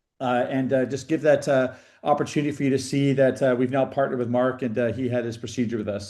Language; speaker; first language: English; native; English